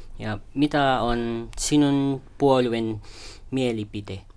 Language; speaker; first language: Finnish; non-native, learner; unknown